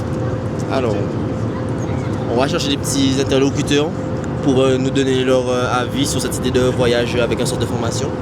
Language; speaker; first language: French; native; French